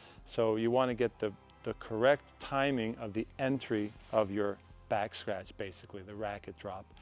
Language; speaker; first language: English; native; English